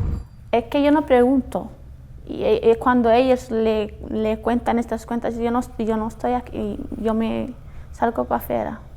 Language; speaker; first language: Spanish; non-native, learner; Arabic